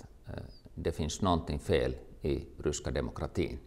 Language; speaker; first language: Swedish; non-native, local second language; Finnish